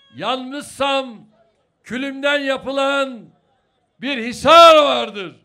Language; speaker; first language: Turkish; native; Turkish